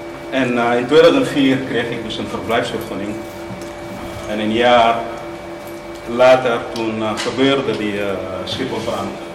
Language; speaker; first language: Dutch; non-native, fluent; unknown